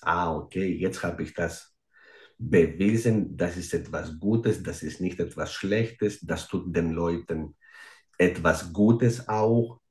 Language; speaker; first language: German; non-native, fluent; Greek